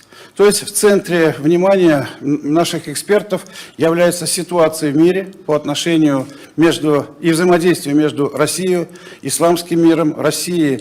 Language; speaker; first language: Russian; native; Russian